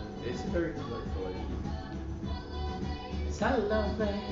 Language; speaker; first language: English; non-native, fluent; Hebrew